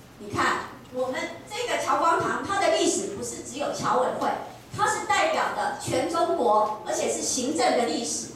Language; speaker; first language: Chinese; native; Chinese